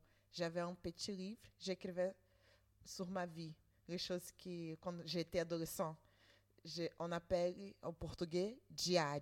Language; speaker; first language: French; non-native, learner; Portuguese